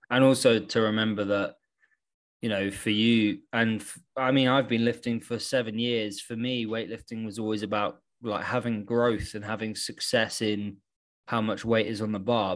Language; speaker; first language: English; native; English